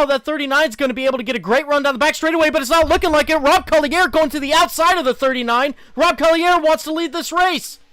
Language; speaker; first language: English; native; English